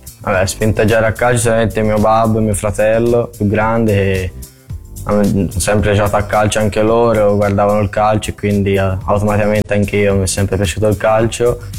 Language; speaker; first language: Italian; native; Italian